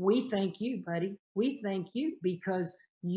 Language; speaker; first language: English; native; English